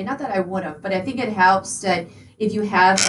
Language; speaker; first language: English; native; English